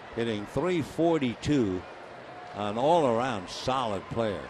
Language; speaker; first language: English; native; English